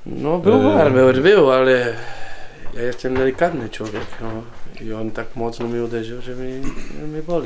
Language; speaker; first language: Polish; non-native, learner; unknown